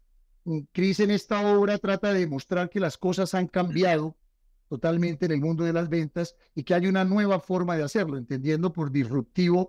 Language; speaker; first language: Spanish; native; Spanish